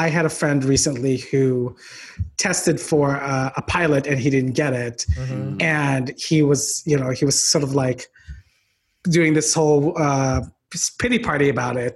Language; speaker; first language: English; non-native, local second language; Filipino